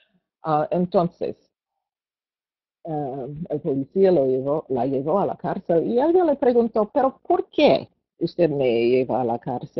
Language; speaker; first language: Spanish; non-native, fluent; English